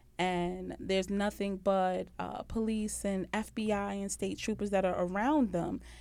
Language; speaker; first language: English; native; English